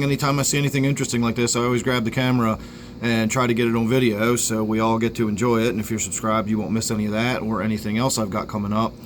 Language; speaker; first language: English; native; English